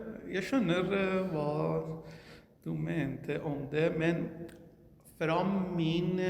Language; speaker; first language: Norwegian; non-native, learner; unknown